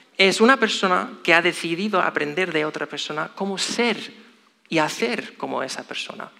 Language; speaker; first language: Spanish; non-native, fluent; English